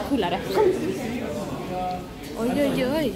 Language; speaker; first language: Swedish; early bilingual, other home language; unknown